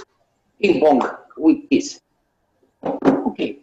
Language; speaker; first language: English; non-native, learner; Romanian